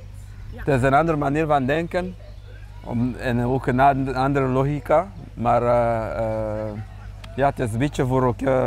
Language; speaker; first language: Dutch; non-native, fluent; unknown